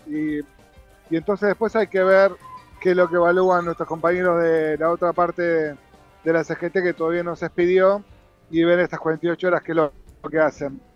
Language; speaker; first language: Spanish; native; Spanish